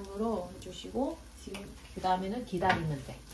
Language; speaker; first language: Korean; non-native, fluent; Vietnamese